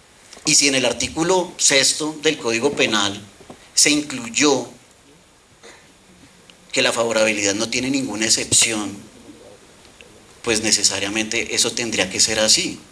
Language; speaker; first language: Spanish; native; Spanish